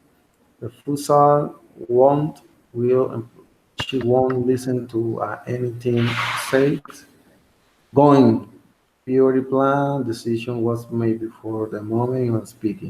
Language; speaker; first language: English; non-native, learner; Spanish